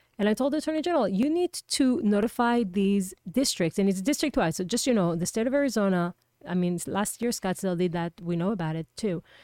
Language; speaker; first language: English; non-native, fluent; Hebrew